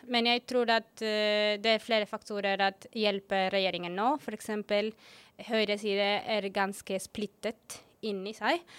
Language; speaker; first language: Norwegian; non-native, fluent; Spanish